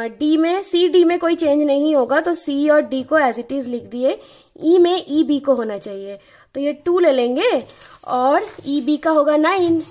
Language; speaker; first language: Hindi; non-native, local second language; Bangla